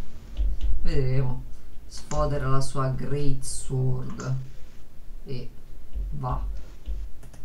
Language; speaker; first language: Italian; native; Italian